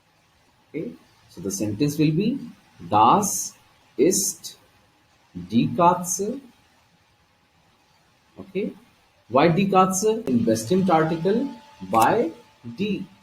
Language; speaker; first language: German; non-native, learner; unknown